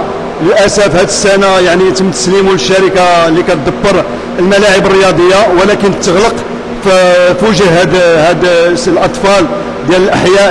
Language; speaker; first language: Arabic; native; Arabic